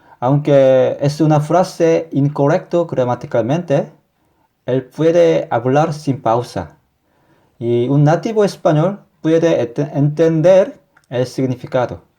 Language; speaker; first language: Spanish; non-native, fluent; Korean